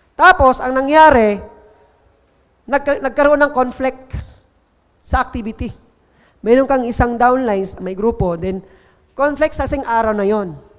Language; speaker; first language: Filipino; non-native, local second language; Cebuano